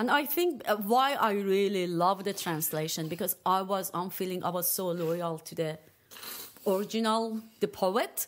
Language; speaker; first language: English; non-native, fluent; Persian